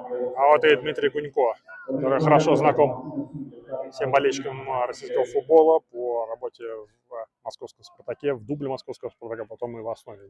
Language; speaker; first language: Russian; native; Russian